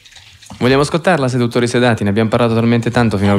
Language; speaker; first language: Italian; native; Italian